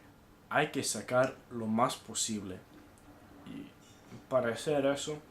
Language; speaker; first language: Spanish; non-native, fluent; English